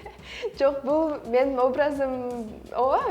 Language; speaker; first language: Kyrgyz; early bilingual, heritage; Kyrgyz